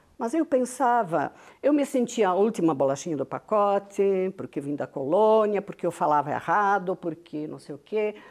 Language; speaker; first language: Portuguese; non-native, local second language; Venetian